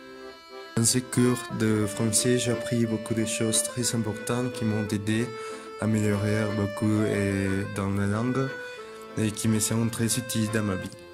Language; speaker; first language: French; non-native, fluent; Spanish